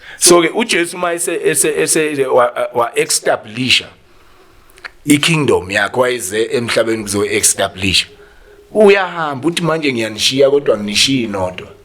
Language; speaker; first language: Zulu; native; Zulu